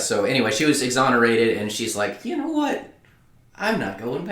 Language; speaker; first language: English; native; English